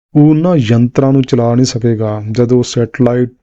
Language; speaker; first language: Hindi; non-native, local second language; Punjabi